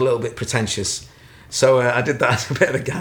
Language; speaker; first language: English; native; English